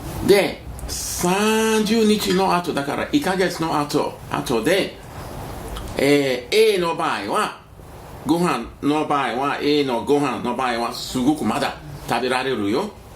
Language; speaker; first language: Japanese; non-native, learner; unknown